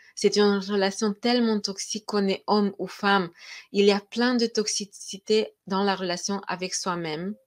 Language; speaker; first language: French; non-native, fluent; Romanian